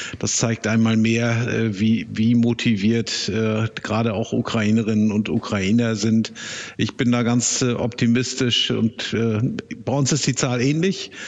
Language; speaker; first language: German; native; German